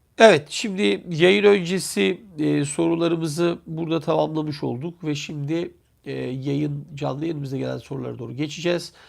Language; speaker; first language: Turkish; native; Turkish